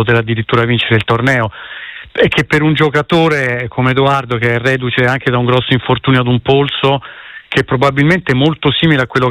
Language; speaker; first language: Italian; native; Italian